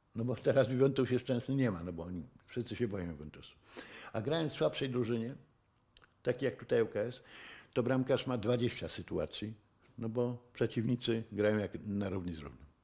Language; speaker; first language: Polish; native; Polish